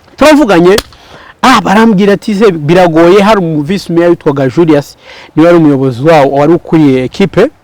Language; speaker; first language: Kinyarwanda; early bilingual, heritage; Kinyarwanda